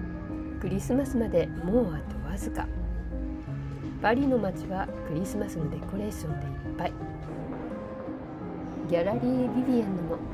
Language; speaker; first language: Japanese; native; Japanese